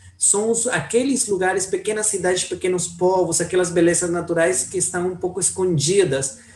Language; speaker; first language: Portuguese; non-native, fluent; Spanish